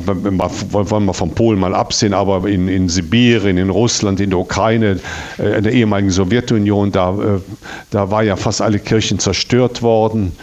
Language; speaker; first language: German; native; German